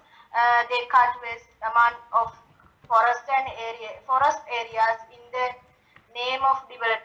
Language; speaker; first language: English; non-native, learner; Sinhala